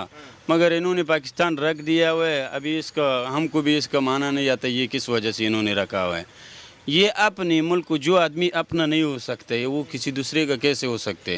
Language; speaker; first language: Hindi; non-native, fluent; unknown